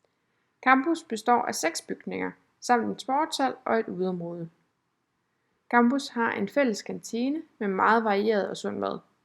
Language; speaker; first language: Danish; native; Danish